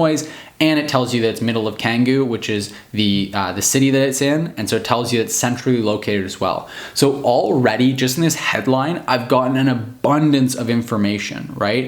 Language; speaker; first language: English; native; English